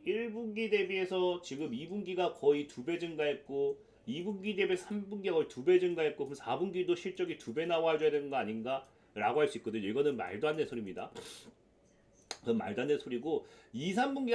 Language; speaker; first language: Korean; native; Korean